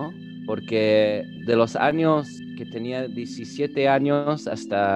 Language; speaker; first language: Spanish; early bilingual, heritage; English